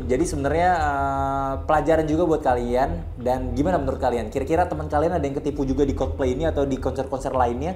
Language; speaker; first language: Indonesian; native; Indonesian